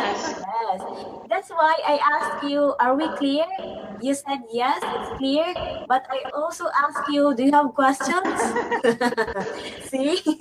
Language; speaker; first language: English; non-native, fluent; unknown